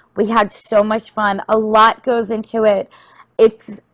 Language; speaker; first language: English; native; English